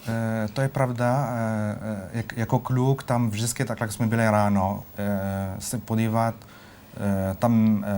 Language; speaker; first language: Czech; non-native, fluent; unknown